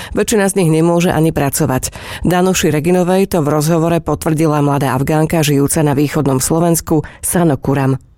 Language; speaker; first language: Slovak; native; Slovak